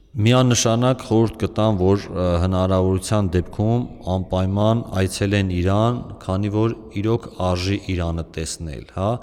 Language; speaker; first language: Armenian; native; Armenian